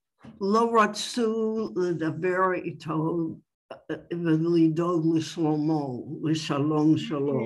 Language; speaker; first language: Hebrew; non-native, learner; English